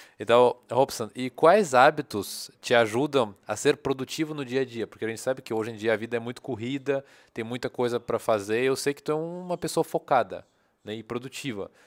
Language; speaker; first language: Portuguese; non-native, fluent; Russian